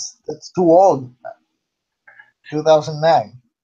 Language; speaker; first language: English; non-native, learner; Spanish